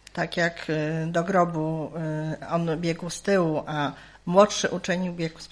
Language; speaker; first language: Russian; non-native, learner; Polish